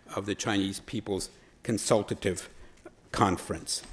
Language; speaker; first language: English; native; English